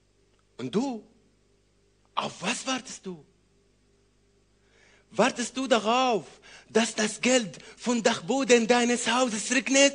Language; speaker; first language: German; non-native, learner; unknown